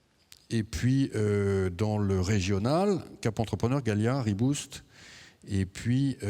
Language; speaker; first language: French; native; French